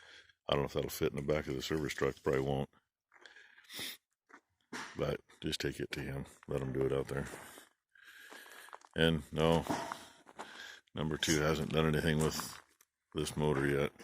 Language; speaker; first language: English; native; English